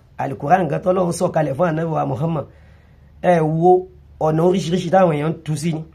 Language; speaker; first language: Yoruba; non-native, local second language; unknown